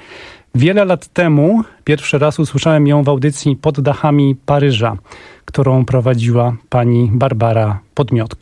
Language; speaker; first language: Polish; native; Polish